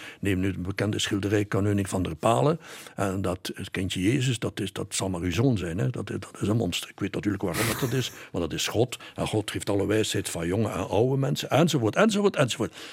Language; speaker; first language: Dutch; native; Dutch